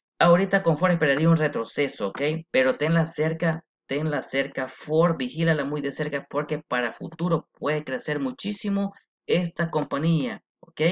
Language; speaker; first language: Spanish; early bilingual, heritage; Spanish